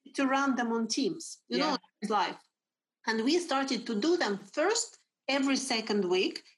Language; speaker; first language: English; non-native, fluent; Russian